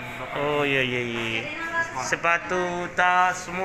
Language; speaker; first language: Indonesian; non-native, learner; Somali